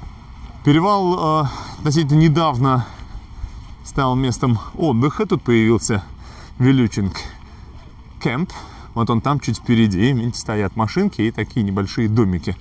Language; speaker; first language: Russian; native; Russian